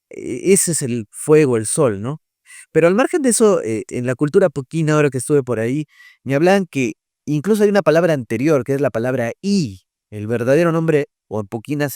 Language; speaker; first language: Spanish; native; Spanish